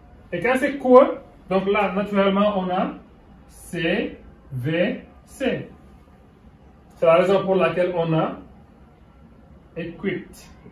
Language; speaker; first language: French; non-native, local second language; Wolof